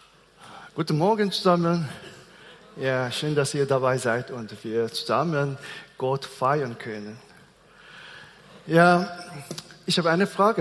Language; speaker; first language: German; non-native, fluent; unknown